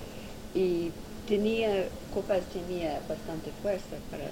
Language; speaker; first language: Spanish; non-native, learner; English